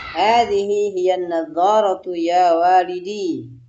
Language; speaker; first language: Arabic; non-native, fluent; Indonesian